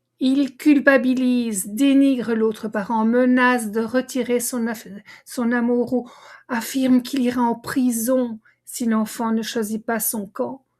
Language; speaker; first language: French; native; French